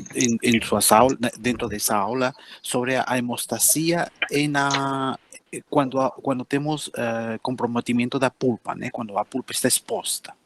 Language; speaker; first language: Portuguese; non-native, fluent; Spanish